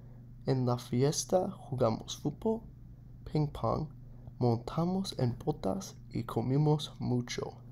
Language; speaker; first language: Spanish; non-native, learner; English